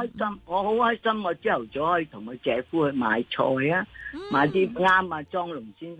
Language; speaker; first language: Cantonese; native; Cantonese